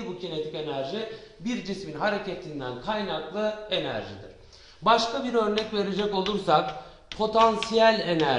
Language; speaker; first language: Turkish; native; Turkish